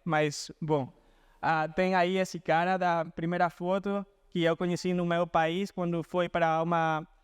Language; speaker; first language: Portuguese; non-native, fluent; Spanish